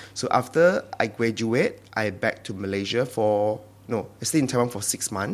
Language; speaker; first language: English; non-native, local second language; Chinese